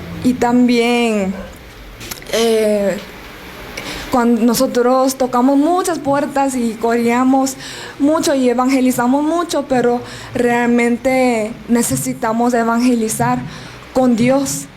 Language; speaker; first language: Spanish; non-native, learner; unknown